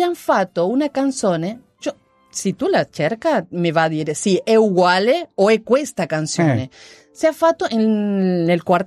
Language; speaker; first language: Italian; non-native, learner; Spanish